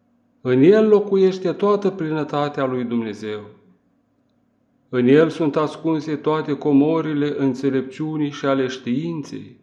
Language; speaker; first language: Romanian; native; Romanian